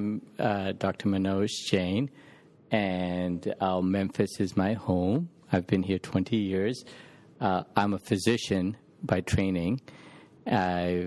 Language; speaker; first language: English; non-native, local second language; Hindi